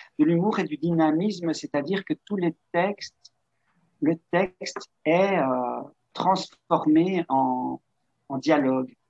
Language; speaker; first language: French; native; French